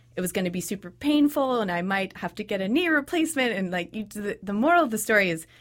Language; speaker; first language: English; native; English